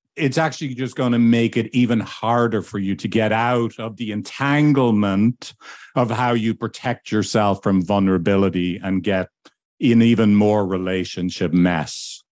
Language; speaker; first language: English; native; English